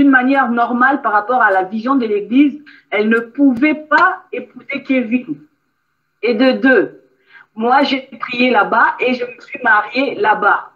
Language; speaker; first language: French; non-native, local second language; Lingala